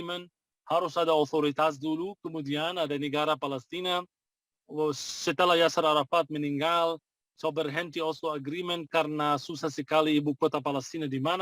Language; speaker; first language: Indonesian; non-native, fluent; Arabic